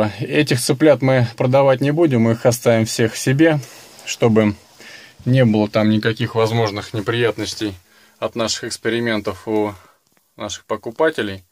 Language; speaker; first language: Russian; native; Russian